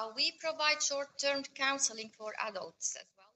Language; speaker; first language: English; non-native, fluent; Arabic